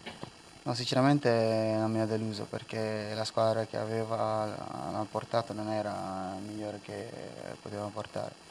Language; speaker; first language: Italian; non-native, fluent; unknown